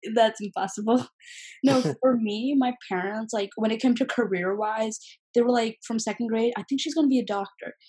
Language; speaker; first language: English; native; English